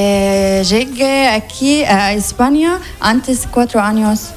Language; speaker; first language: Spanish; non-native, learner; Arabic